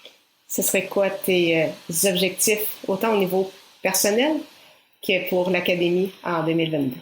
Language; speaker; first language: French; native; French